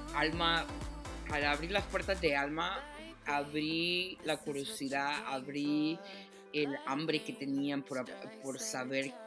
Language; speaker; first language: Spanish; early bilingual, heritage; Spanish